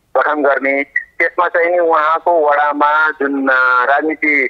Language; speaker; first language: Nepali; non-native, local second language; Maithili